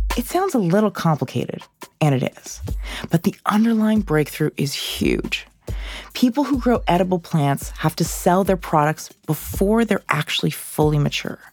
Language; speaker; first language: English; native; English